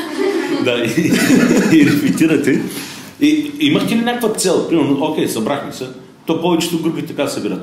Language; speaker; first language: Bulgarian; native; Bulgarian